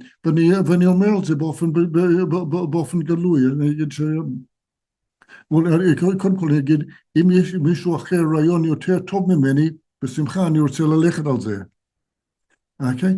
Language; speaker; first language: Hebrew; non-native, fluent; English